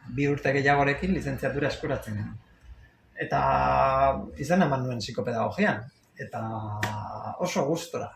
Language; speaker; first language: Basque; non-native, local second language; Spanish